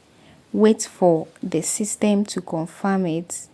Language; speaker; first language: English; non-native, local second language; Igbo